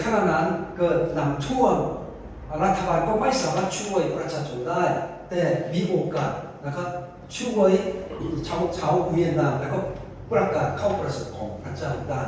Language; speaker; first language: Thai; non-native, fluent; Korean